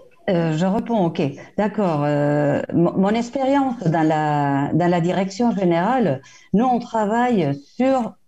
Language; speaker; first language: French; non-native, fluent; Spanish